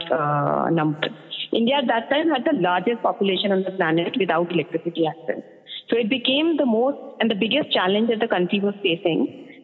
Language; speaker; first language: English; non-native, local second language; Hindi